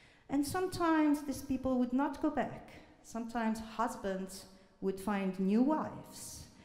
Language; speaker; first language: English; non-native, fluent; Italian